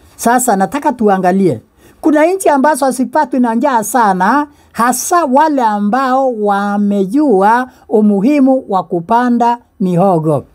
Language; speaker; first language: Swahili; non-native, local second language; Meru